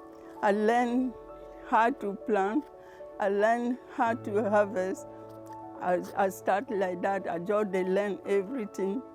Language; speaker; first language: English; non-native, learner; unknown